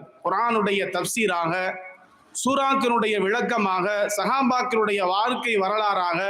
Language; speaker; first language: Tamil; native; Tamil